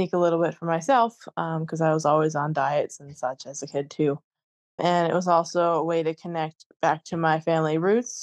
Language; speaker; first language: English; native; English